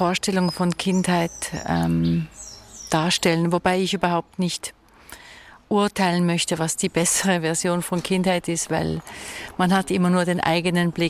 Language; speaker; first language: German; native; German